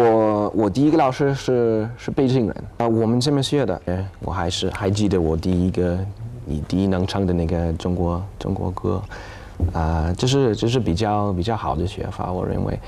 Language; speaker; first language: Chinese; non-native, fluent; English